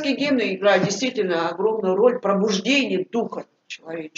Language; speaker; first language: Russian; native; Russian